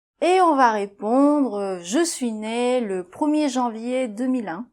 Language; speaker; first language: French; native; French